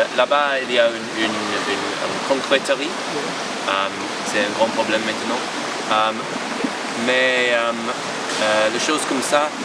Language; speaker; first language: French; non-native, fluent; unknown